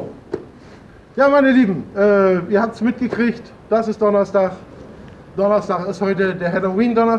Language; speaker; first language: German; native; German